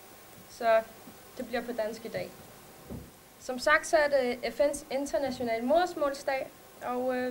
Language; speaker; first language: Danish; non-native, local second language; Kalaallisut